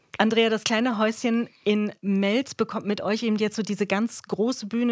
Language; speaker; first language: German; native; German